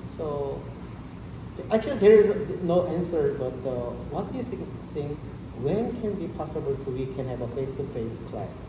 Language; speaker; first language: English; non-native, learner; Korean